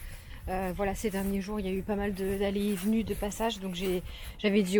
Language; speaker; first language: French; native; French